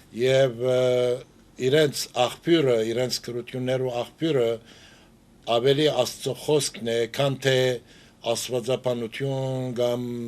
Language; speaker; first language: Armenian; early bilingual, heritage; Armenian